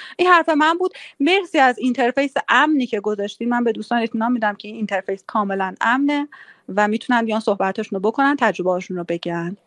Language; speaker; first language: Persian; native; Persian